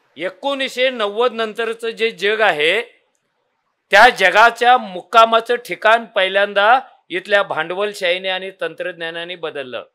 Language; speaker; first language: Marathi; native; Marathi